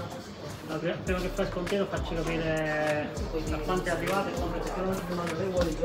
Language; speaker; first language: Italian; native; Italian